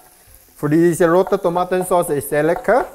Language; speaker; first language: German; non-native, learner; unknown